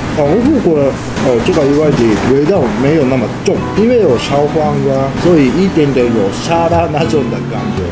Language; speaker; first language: Chinese; non-native, fluent; Japanese